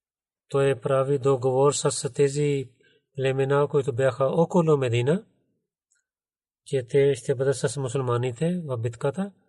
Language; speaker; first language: Bulgarian; non-native, learner; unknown